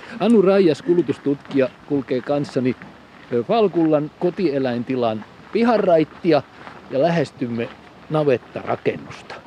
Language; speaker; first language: Finnish; native; Finnish